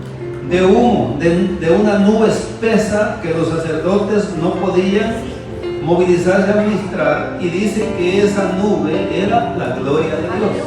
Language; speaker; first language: Spanish; native; Spanish